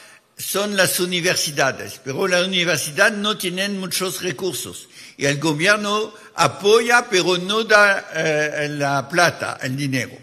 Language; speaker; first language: Spanish; non-native, fluent; French